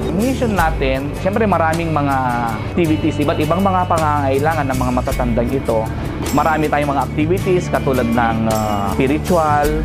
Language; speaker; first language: Filipino; native; Filipino